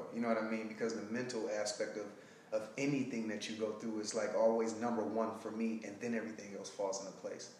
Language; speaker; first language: English; native; English